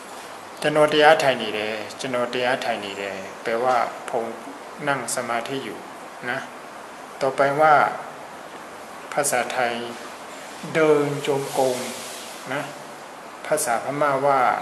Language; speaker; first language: Thai; non-native, fluent; Burmese